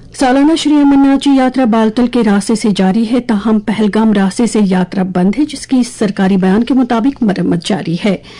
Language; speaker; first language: Urdu; non-native, local second language; Kashmiri